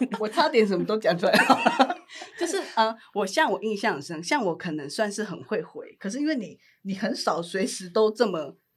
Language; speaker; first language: Chinese; native; Chinese